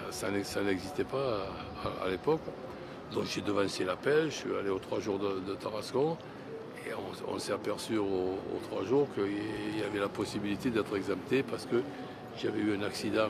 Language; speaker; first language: French; native; French